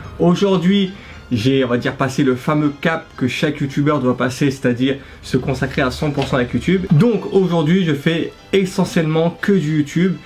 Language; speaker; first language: French; early bilingual, other home language; Arabic